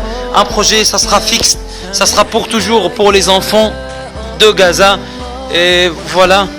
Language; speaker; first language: French; non-native, fluent; Arabic